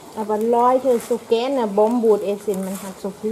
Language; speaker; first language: German; non-native, learner; Thai